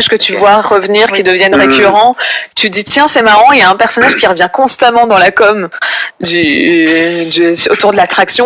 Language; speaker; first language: French; native; French